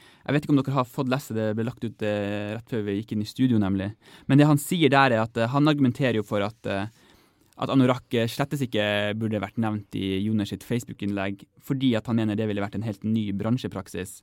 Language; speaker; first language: Norwegian; native; Norwegian